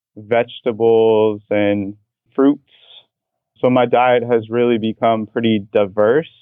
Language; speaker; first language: English; native; English